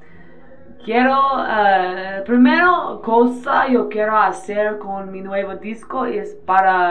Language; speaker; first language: Spanish; non-native, learner; English